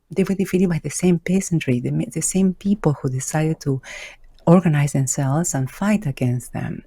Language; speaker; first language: English; non-native, fluent; Spanish